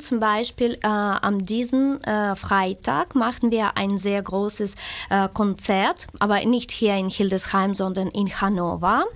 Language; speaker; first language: German; non-native, learner; Ukrainian